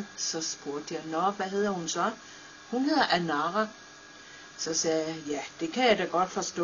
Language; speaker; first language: Danish; non-native, local second language; Kalaallisut